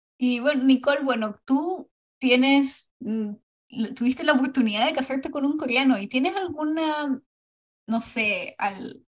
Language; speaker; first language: Spanish; native; Spanish